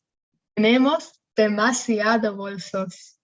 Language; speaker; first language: Spanish; non-native, fluent; English